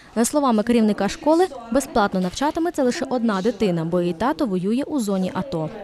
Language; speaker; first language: Ukrainian; native; Ukrainian